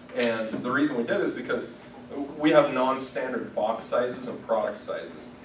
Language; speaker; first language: English; native; English